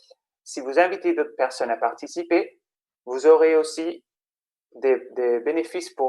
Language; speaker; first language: French; non-native, fluent; Spanish